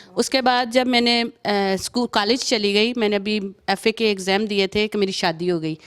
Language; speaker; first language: Urdu; native; Urdu